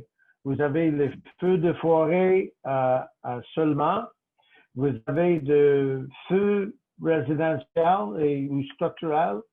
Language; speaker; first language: French; non-native, local second language; English